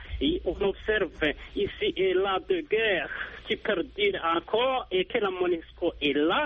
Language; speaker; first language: French; non-native, local second language; Rundi